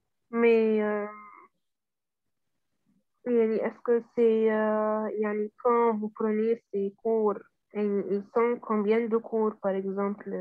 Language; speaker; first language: French; non-native, learner; Arabic